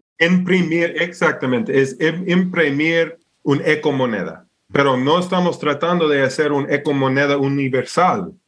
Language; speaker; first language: Spanish; non-native, fluent; English